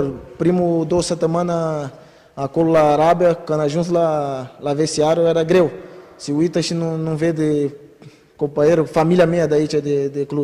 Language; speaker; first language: Romanian; non-native, learner; Portuguese